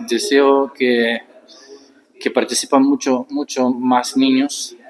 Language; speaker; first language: Spanish; non-native, fluent; Bulgarian